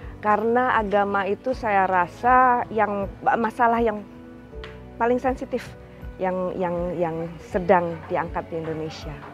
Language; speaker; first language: Indonesian; native; Indonesian